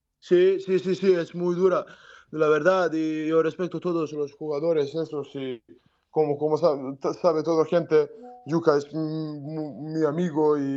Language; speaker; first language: Spanish; non-native, learner; Serbian